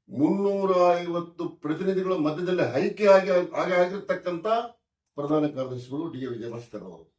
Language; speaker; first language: Kannada; native; Kannada